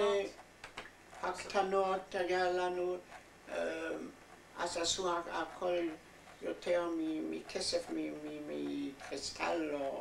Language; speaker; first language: Hebrew; non-native, fluent; German